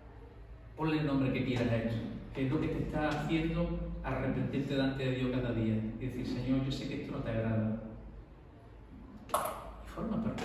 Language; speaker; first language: Spanish; native; Spanish